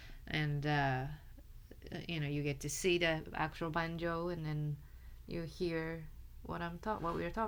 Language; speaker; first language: English; non-native, fluent; Japanese